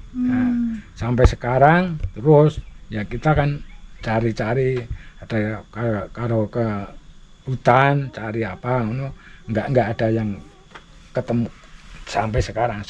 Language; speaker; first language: Indonesian; non-native, local second language; Javanese